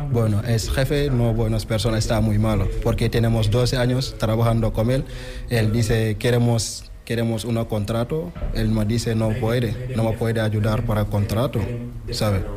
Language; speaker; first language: Spanish; non-native, learner; Wolof